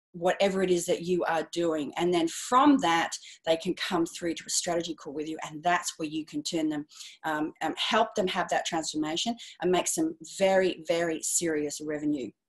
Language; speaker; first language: English; native; English